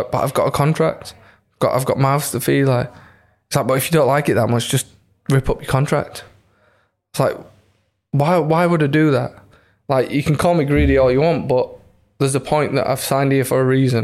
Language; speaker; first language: English; native; English